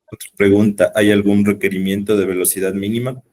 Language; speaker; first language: Spanish; native; Spanish